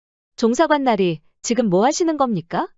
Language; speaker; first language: Korean; native; Korean